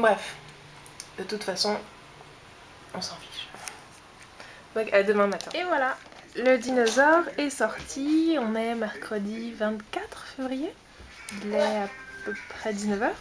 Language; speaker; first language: French; native; French